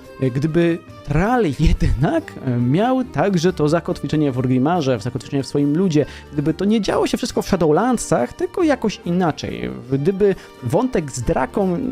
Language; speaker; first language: Polish; native; Polish